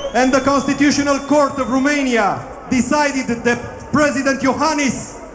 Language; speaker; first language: English; non-native, fluent; Romanian